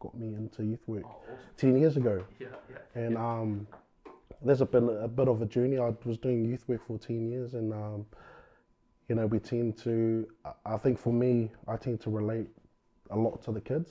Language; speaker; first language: English; native; English